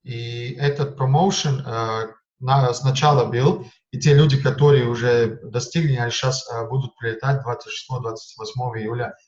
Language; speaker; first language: Russian; non-native, fluent; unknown